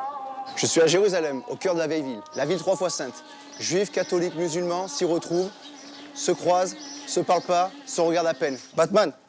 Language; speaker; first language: French; native; French